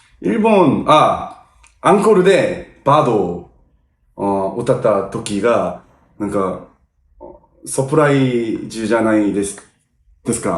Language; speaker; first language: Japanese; non-native, learner; Korean